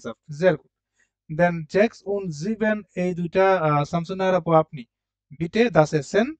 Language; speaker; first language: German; non-native, fluent; Bangla